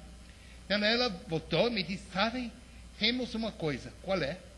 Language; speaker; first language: Portuguese; non-native, fluent; English